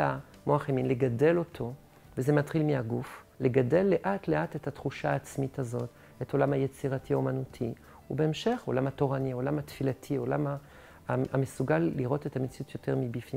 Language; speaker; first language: Hebrew; non-native, fluent; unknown